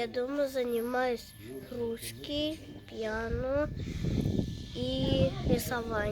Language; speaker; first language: Russian; early bilingual, heritage; Russian